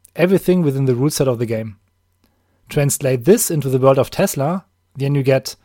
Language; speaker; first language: English; non-native, fluent; German